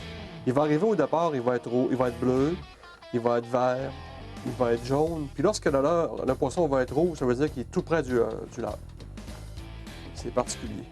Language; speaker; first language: French; native; French